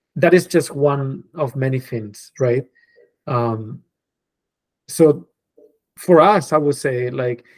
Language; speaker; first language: English; non-native, fluent; Spanish